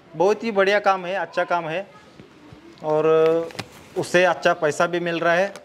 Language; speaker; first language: Hindi; non-native, local second language; Marathi